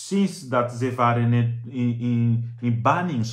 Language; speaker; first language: Dutch; non-native, fluent; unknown